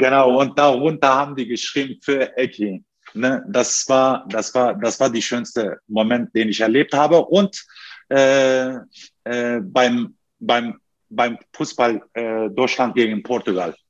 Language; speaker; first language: German; non-native, fluent; Turkish